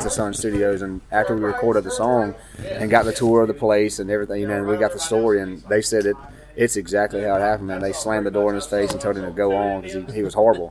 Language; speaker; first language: English; native; English